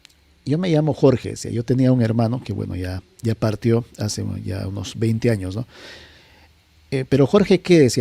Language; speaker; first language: Spanish; native; Spanish